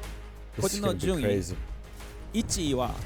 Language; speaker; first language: Japanese; non-native, fluent; Korean